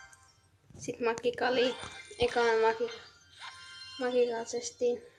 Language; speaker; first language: Finnish; native; Finnish